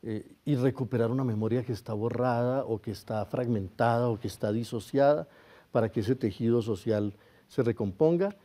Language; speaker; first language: Spanish; native; Spanish